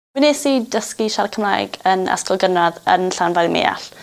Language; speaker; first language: Welsh; non-native, local second language; English